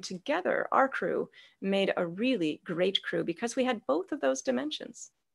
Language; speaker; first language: English; native; English